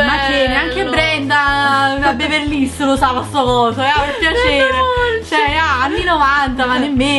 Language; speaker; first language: Italian; native; Italian